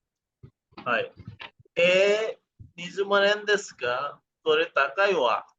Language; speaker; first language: Japanese; non-native, fluent; Bangla